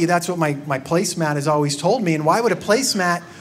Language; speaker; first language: English; native; English